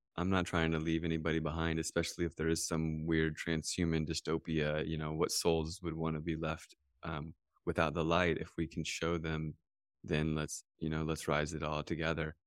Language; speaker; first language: English; native; English